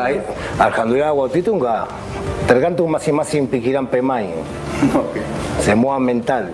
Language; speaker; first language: Indonesian; non-native, local second language; Spanish